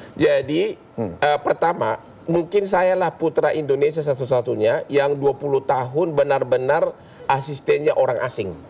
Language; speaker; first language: Indonesian; native; Indonesian